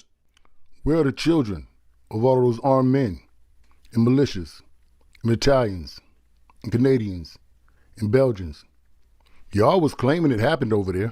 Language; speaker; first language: English; native; English